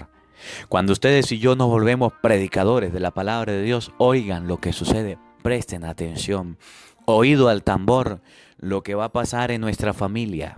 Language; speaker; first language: Spanish; native; Spanish